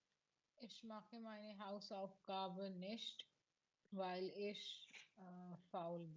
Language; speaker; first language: German; non-native, learner; Urdu